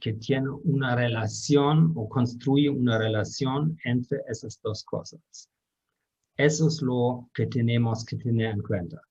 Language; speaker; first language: Spanish; non-native, fluent; German